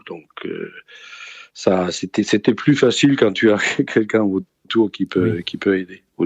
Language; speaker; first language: French; non-native, fluent; Danish